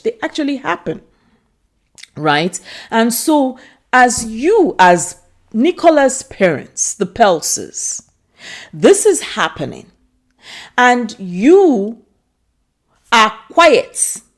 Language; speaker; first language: English; non-native, local second language; Igbo